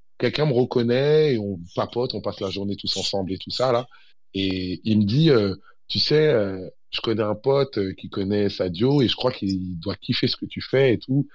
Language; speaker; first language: French; early bilingual, other home language; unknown